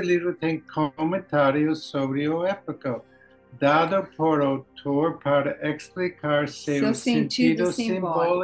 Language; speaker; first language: Portuguese; non-native, learner; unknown